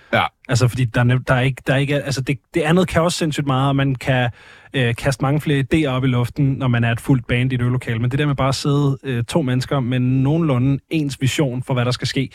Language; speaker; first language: Danish; native; Danish